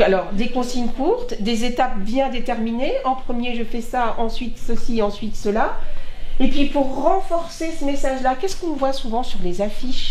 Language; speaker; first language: French; native; French